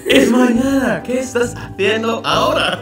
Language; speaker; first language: Spanish; non-native, learner; Indonesian